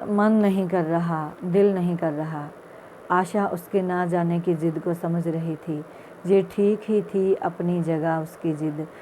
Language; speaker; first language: Hindi; non-native, local second language; Punjabi